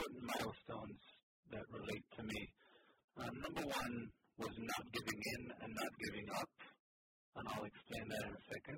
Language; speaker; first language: English; non-native, fluent; Hebrew